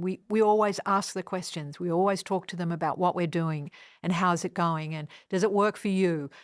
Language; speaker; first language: English; non-native, fluent; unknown